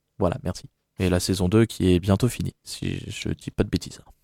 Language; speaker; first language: French; native; French